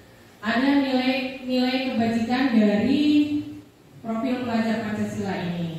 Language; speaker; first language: Indonesian; native; Indonesian